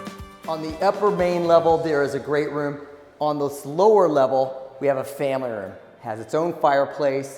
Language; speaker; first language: English; native; English